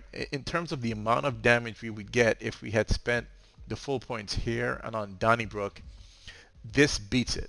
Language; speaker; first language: English; native; English